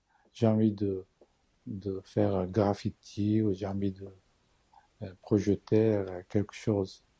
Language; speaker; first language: French; non-native, learner; Japanese